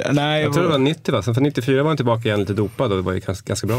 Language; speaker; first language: Swedish; native; Swedish